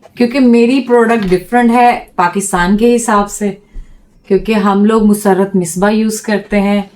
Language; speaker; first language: Urdu; native; Urdu